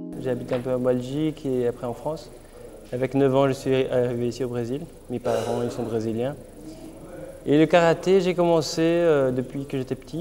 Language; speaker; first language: French; early bilingual, other home language; Portuguese